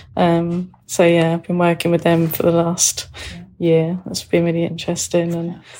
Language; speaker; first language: English; native; English